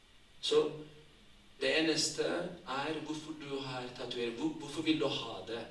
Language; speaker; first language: Norwegian; non-native, fluent; Tigrinya